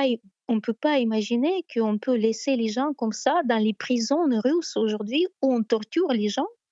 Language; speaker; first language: French; non-native, fluent; Ukrainian